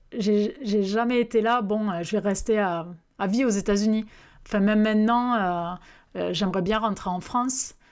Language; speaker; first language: French; native; French